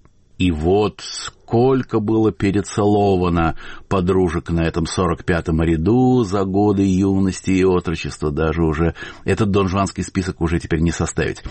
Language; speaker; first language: Russian; native; Russian